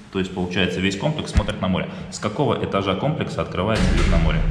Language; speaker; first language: Russian; native; Russian